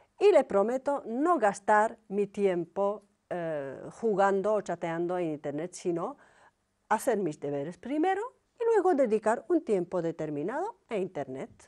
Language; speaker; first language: Spanish; non-native, fluent; Arabic